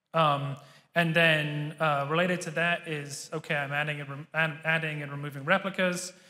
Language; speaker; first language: English; native; English